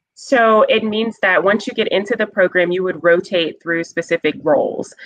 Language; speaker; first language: English; native; English